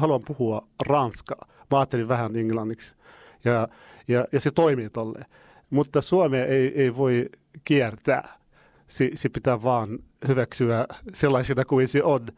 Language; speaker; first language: Finnish; non-native, fluent; Arabic